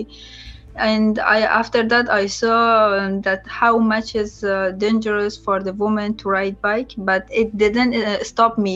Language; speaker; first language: English; non-native, learner; Persian